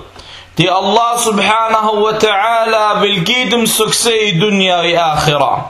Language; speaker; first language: Danish; non-native, fluent; Arabic